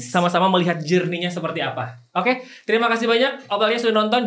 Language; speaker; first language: Indonesian; native; Indonesian